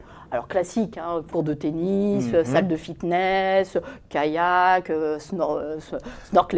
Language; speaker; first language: French; native; French